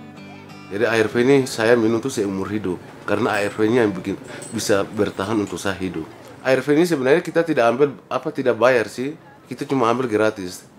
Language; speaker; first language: Indonesian; non-native, local second language; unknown